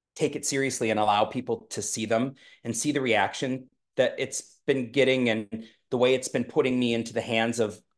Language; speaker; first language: English; native; English